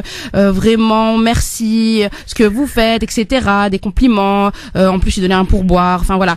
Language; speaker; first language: French; native; French